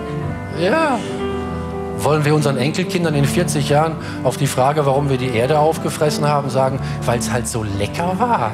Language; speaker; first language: German; native; German